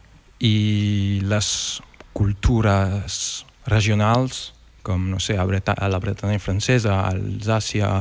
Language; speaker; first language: Catalan; non-native, fluent; French